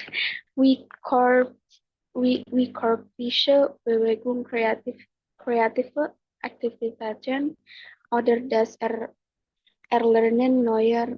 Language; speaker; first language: German; non-native, learner; Indonesian